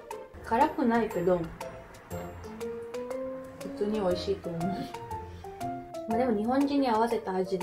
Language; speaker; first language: Japanese; non-native, local second language; Indonesian